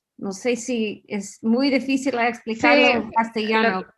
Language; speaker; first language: Spanish; non-native, fluent; English